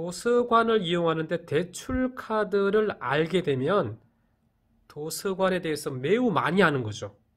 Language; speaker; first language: Korean; native; Korean